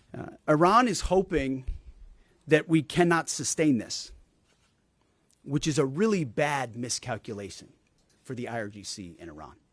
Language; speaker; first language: English; native; English